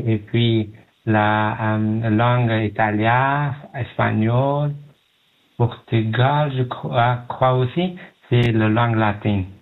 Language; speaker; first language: French; non-native, learner; Pashto